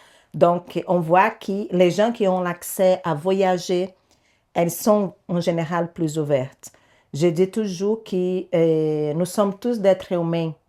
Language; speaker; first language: French; non-native, learner; Portuguese